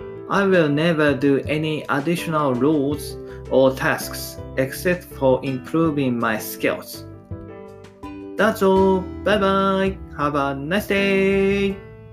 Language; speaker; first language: English; non-native, learner; Japanese